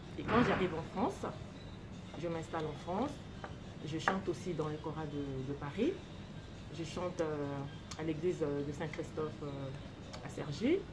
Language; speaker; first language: French; non-native, local second language; Lingala